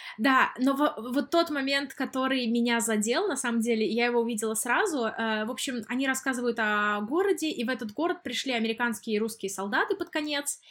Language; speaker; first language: Russian; native; Russian